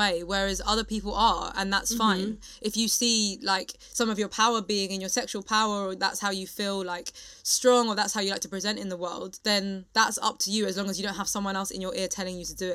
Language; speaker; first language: English; native; English